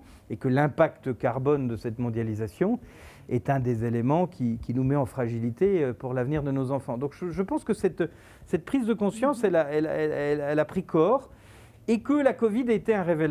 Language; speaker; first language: French; native; French